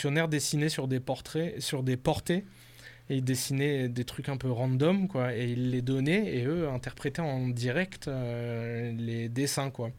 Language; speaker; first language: French; native; French